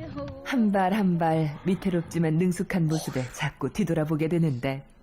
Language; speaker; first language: Korean; native; Korean